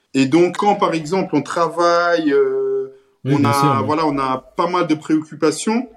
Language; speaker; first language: French; early bilingual, other home language; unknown